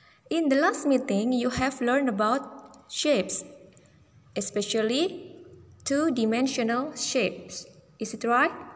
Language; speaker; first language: English; non-native, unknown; Indonesian